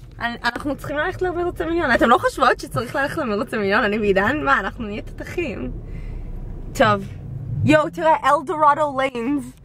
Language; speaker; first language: Hebrew; native; Hebrew